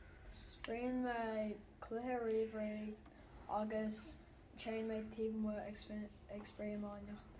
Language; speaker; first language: Irish; non-native, local second language; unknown